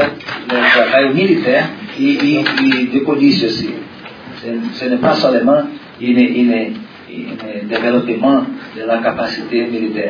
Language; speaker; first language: French; non-native, learner; Portuguese